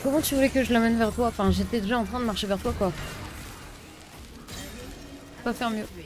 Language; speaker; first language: French; native; French